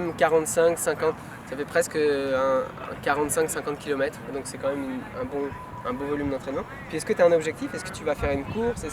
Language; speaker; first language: French; native; French